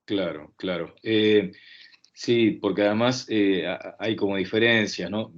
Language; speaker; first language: Spanish; native; Spanish